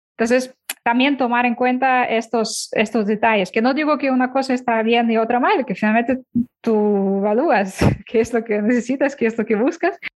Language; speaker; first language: Spanish; non-native, fluent; Ukrainian